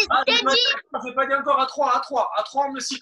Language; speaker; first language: French; native; French